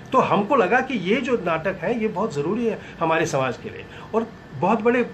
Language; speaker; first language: Hindi; native; Hindi